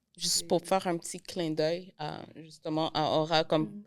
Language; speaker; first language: French; native; French